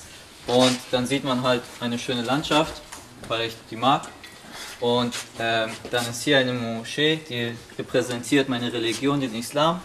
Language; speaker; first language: German; early bilingual, other home language; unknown